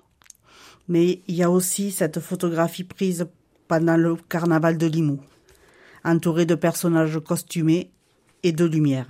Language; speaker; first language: French; native; French